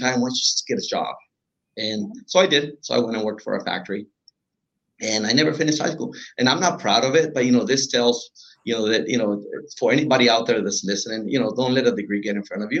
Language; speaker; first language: English; non-native, fluent; Spanish